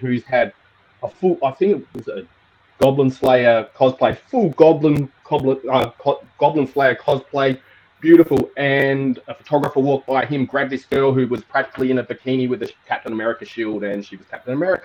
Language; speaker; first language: English; native; English